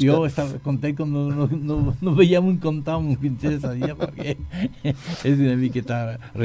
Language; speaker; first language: Catalan; non-native, learner; French